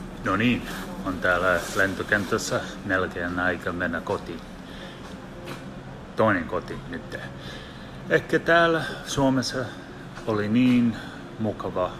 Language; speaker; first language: Finnish; early bilingual, heritage; English